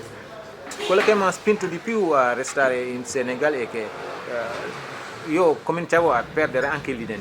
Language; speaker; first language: Italian; non-native, fluent; Wolof